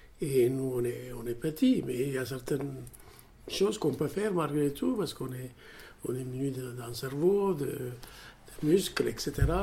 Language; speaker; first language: French; non-native, fluent; Amharic